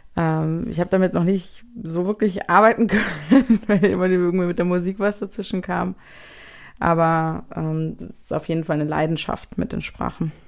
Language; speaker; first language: German; native; German